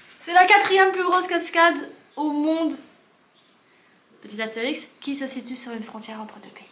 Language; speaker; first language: French; native; French